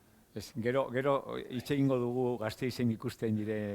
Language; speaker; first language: Basque; non-native, local second language; Spanish